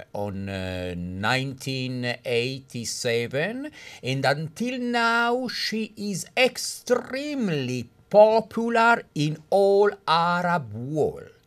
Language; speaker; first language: English; non-native, fluent; Italian